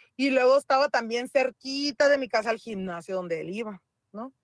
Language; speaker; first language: Spanish; native; Spanish